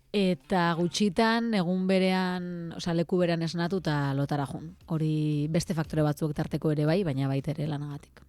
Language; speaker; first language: Basque; native; Basque